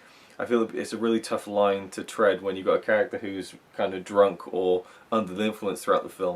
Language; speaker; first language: English; native; English